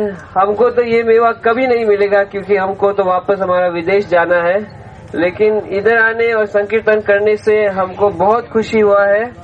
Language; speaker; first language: Hindi; non-native, fluent; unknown